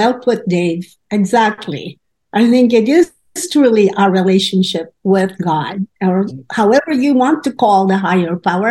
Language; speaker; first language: English; non-native, local second language; Filipino